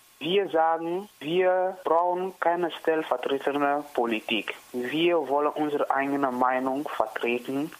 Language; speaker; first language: German; non-native, fluent; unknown